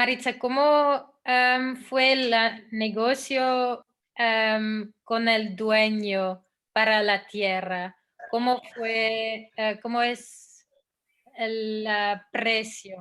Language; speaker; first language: Spanish; non-native, fluent; Dutch